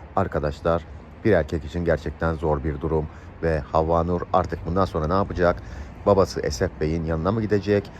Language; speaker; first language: Turkish; native; Turkish